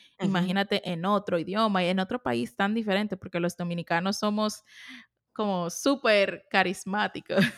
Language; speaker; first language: Spanish; native; Spanish